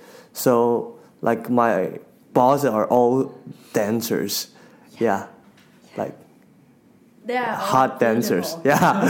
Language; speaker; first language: English; non-native, fluent; Chinese